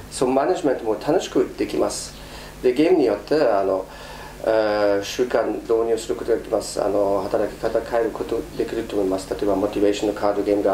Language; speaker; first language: Japanese; non-native, fluent; German